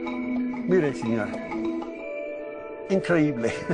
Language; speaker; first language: Spanish; non-native, learner; English